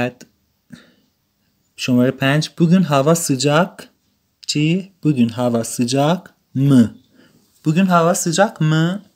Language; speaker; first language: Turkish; non-native, fluent; Persian